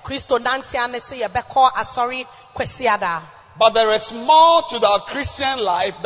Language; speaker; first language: English; non-native, local second language; Akan